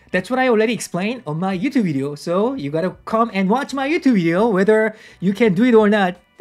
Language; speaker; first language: English; non-native, fluent; Korean